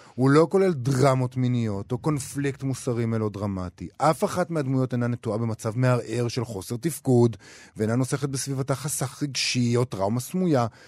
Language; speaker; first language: Hebrew; native; Hebrew